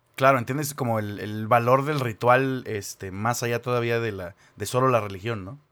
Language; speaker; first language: Spanish; native; Spanish